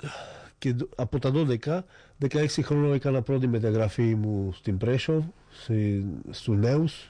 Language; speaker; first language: Greek; non-native, fluent; Slovak